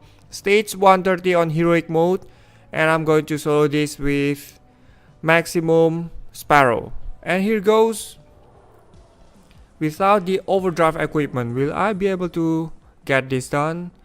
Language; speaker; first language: English; non-native, fluent; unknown